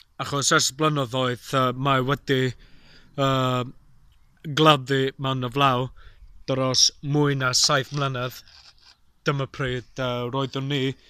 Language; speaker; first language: Welsh; non-native, local second language; English